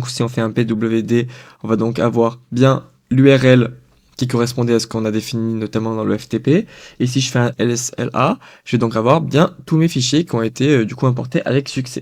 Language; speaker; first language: French; native; French